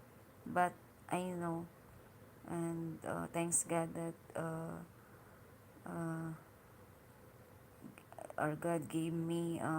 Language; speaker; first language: English; non-native, learner; Hiligaynon